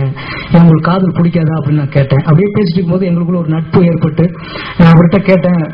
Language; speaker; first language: Tamil; native; Tamil